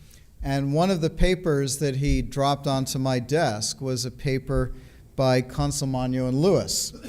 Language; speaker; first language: English; native; English